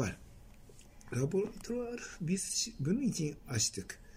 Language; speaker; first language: Turkish; non-native, fluent; Japanese